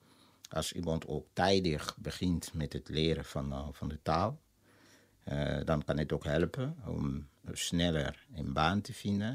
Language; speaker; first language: Dutch; non-native, fluent; Lingala